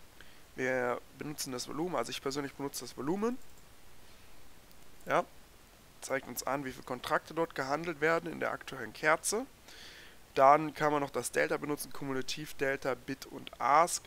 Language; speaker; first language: German; native; German